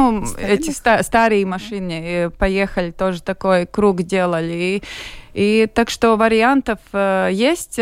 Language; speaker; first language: Russian; non-native, local second language; Latvian